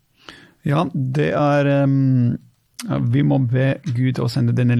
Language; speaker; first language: Norwegian; non-native, fluent; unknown